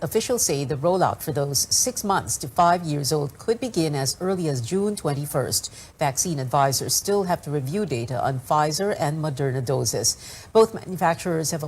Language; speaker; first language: English; non-native, local second language; Filipino